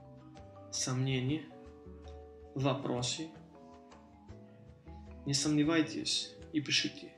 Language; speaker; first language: Russian; early bilingual, heritage; Russian